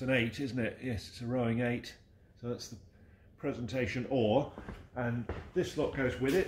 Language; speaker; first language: English; native; English